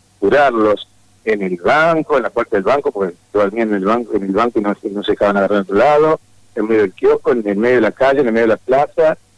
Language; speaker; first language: Spanish; native; Spanish